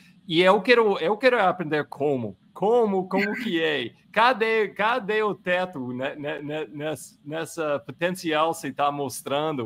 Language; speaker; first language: Portuguese; non-native, fluent; English